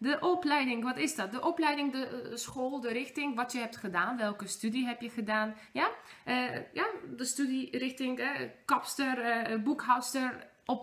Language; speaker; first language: Dutch; non-native, fluent; Polish